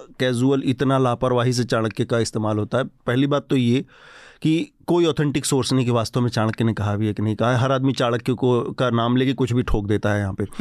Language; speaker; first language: Hindi; native; Hindi